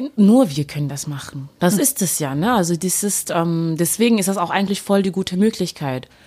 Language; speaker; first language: German; native; German